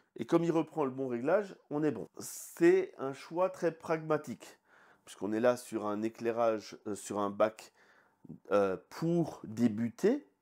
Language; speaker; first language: French; native; French